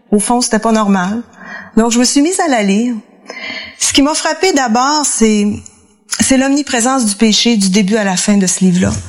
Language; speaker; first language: French; native; French